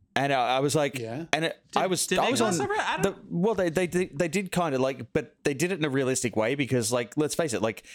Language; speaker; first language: English; native; English